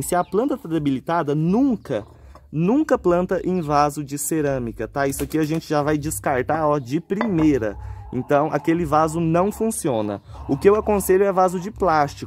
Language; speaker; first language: Portuguese; native; Portuguese